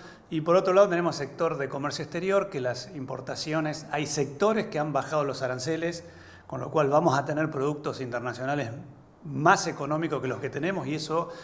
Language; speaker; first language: Spanish; native; Spanish